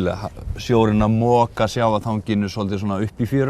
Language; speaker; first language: Icelandic; native; Icelandic